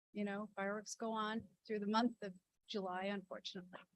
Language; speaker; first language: English; native; English